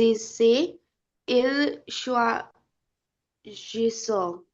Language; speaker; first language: French; non-native, learner; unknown